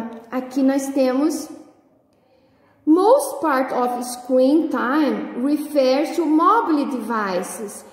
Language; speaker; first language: English; non-native, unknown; Portuguese